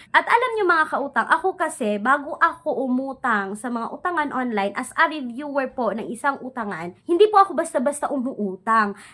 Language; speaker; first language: Filipino; non-native, local second language; Cebuano